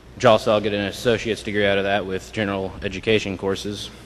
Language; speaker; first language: English; native; English